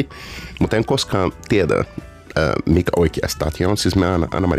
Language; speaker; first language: Finnish; non-native, learner; Portuguese